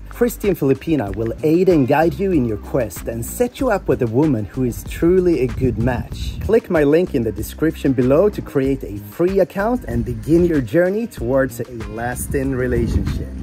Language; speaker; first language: English; non-native, fluent; Swedish